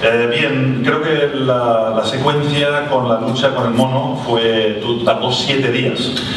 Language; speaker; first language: Spanish; native; Spanish